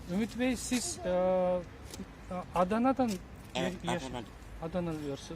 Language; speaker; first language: Turkish; non-native, learner; Kyrgyz